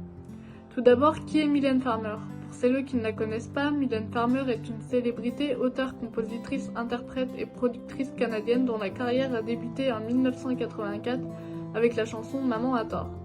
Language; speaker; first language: French; native; French